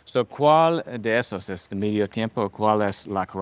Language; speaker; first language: Spanish; non-native, learner; English